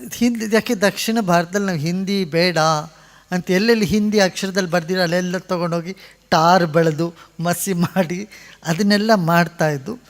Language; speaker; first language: Kannada; non-native, local second language; Tamil